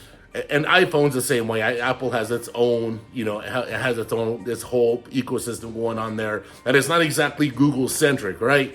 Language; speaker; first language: English; native; English